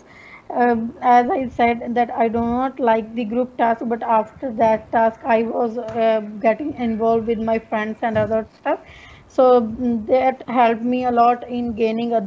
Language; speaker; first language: English; non-native, local second language; Punjabi